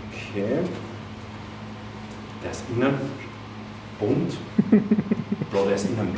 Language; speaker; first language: German; native; German